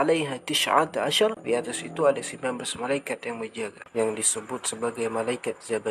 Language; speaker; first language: Malay; native; Malay